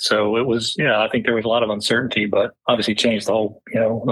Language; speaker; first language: English; native; English